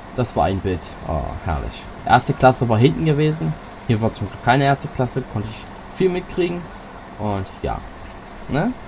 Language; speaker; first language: German; native; German